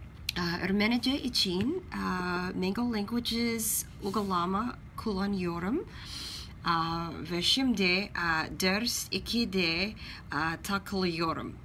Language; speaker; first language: Turkish; non-native, learner; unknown